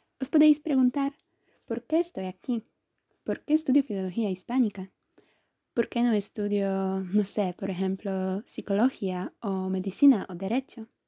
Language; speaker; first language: Spanish; non-native, fluent; Polish